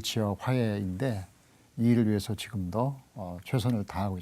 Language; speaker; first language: Korean; native; Korean